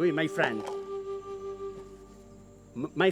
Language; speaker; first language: English; non-native, learner; French